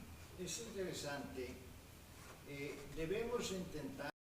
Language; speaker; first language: Spanish; non-native, fluent; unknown